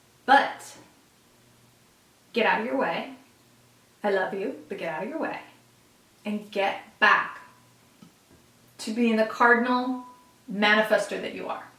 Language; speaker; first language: English; native; English